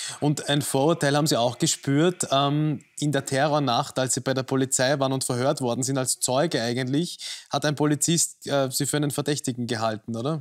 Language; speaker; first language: German; native; German